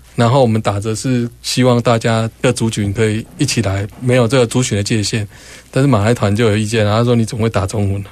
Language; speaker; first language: Chinese; native; Chinese